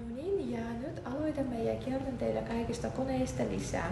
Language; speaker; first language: Finnish; non-native, fluent; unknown